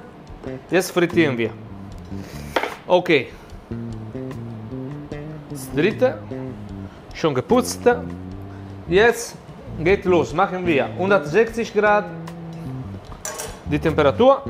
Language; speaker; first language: German; non-native, learner; Italian